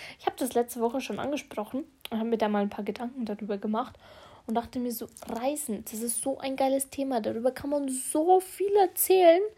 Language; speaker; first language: German; early bilingual, other home language; Russian